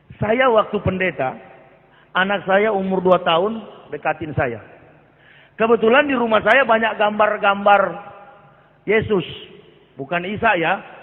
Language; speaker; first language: Indonesian; native; Indonesian